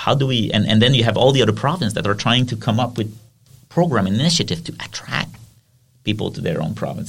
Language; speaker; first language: English; non-native, fluent; French